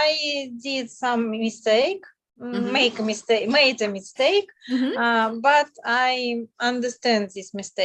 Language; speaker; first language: English; non-native, learner; Russian